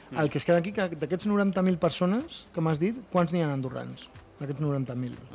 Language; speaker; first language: Catalan; non-native, local second language; Spanish